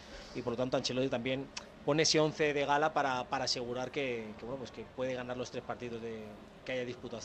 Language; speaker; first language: Spanish; native; Spanish